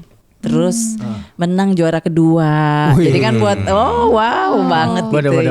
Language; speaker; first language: Indonesian; native; Indonesian